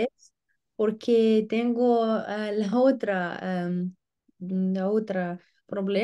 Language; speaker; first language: Spanish; non-native, learner; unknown